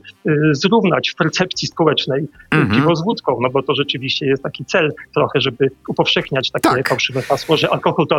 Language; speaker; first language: Polish; native; Polish